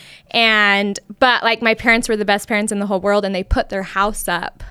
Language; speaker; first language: English; native; English